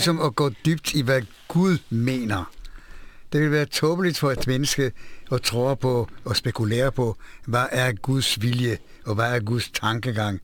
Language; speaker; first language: Danish; non-native, fluent; Hebrew